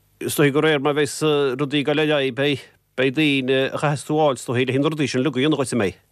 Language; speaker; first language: Irish; native; Irish